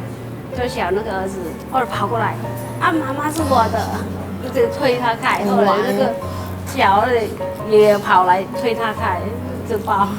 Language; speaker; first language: Chinese; non-native, fluent; Vietnamese